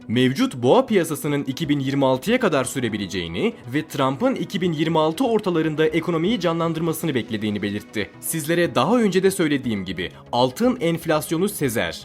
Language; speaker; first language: Turkish; native; Turkish